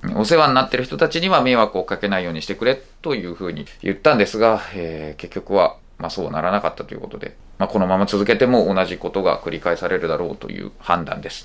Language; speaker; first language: Japanese; native; Japanese